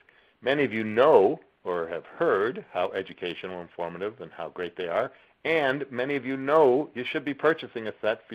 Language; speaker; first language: English; native; English